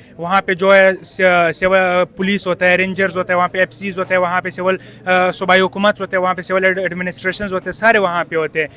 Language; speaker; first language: Urdu; non-native, local second language; Pashto